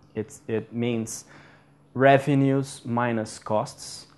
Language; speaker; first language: English; non-native, fluent; Portuguese